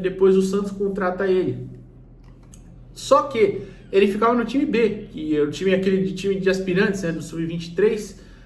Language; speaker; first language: Portuguese; native; Portuguese